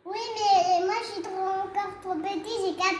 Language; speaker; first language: French; early bilingual, heritage; French